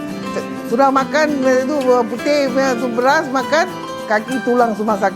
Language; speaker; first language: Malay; non-native, local second language; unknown